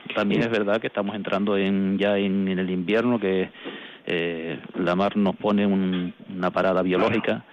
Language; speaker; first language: Spanish; native; Spanish